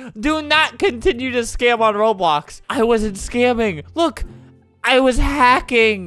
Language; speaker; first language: English; native; English